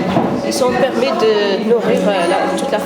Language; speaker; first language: French; non-native, learner; Arabic